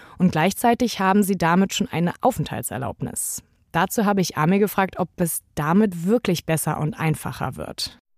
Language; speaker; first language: German; native; German